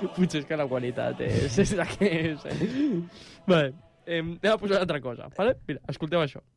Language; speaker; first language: Catalan; native; Catalan